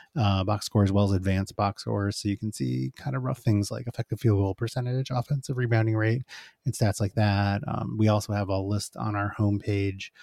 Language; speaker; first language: English; native; English